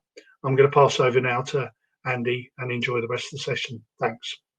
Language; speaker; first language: English; native; English